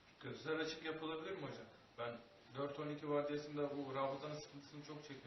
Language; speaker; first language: Turkish; native; Turkish